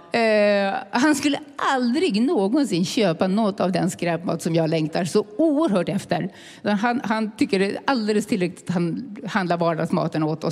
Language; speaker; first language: Swedish; native; Swedish